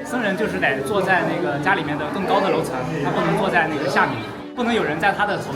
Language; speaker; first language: Chinese; non-native, local second language; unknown